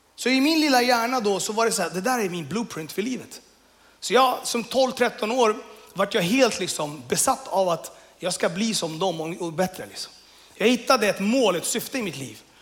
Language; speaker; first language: Swedish; early bilingual, other home language; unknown